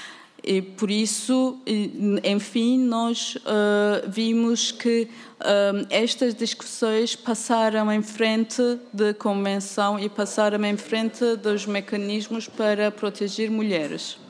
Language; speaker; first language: Portuguese; non-native, fluent; Turkish